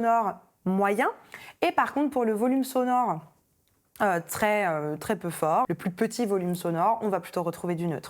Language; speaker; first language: French; native; French